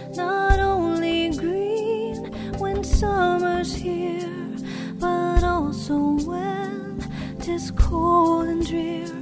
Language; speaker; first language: English; native; English